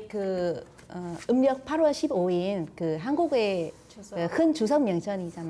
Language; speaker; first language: Korean; non-native, fluent; Vietnamese